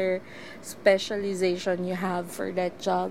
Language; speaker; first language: English; non-native, local second language; Filipino